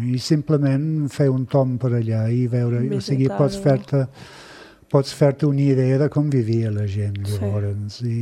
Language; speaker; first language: Catalan; non-native, fluent; English